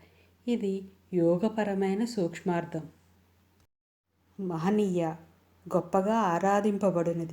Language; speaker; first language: Telugu; native; Telugu